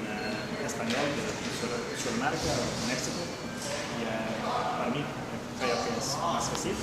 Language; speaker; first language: Spanish; non-native, learner; English